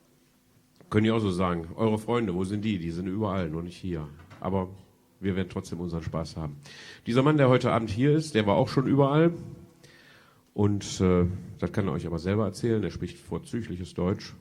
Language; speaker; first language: German; native; German